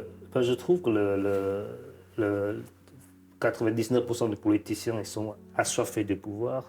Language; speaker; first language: French; non-native, fluent; Vietnamese